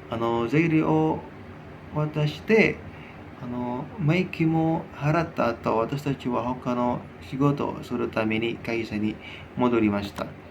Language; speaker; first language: Japanese; non-native, learner; Indonesian